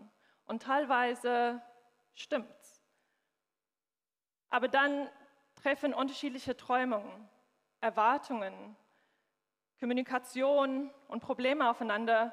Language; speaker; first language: German; non-native, fluent; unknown